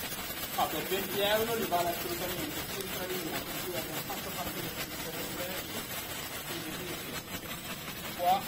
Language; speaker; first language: Italian; native; Italian